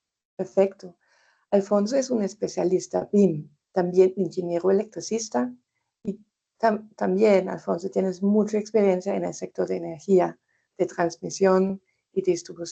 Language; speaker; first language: Spanish; non-native, fluent; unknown